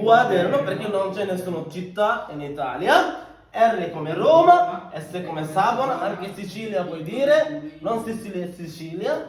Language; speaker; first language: Italian; non-native, learner; Bangla